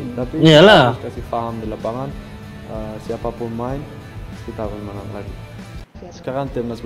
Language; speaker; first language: Indonesian; early bilingual, heritage; Dutch